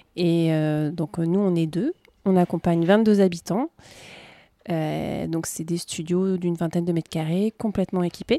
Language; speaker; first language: French; native; French